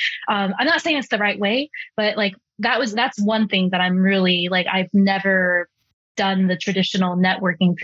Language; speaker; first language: English; early bilingual, other home language; Chinese